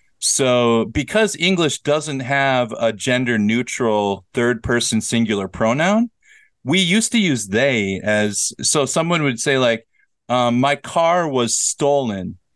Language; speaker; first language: English; native; English